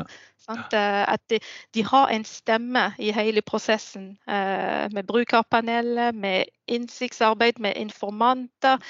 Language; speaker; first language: Norwegian; non-native, fluent; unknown